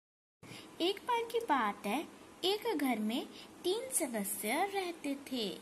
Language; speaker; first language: Hindi; native; Hindi